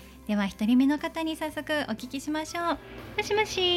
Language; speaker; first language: Japanese; native; Japanese